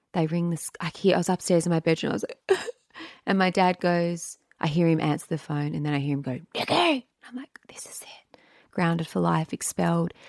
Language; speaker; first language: English; native; English